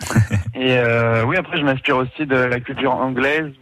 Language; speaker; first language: French; native; French